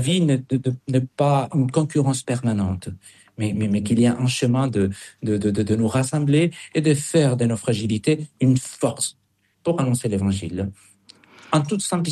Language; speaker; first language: French; non-native, fluent; Spanish